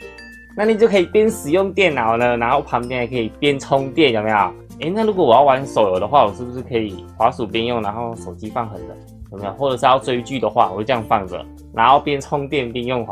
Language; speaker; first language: Chinese; native; Chinese